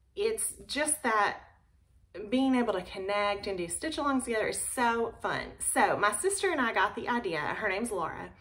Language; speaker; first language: English; native; English